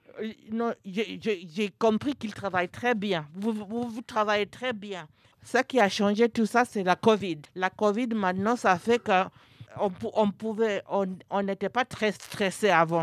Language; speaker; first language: French; non-native, fluent; English